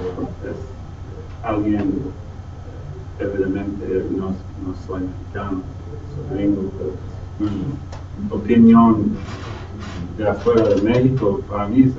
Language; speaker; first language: Spanish; non-native, learner; English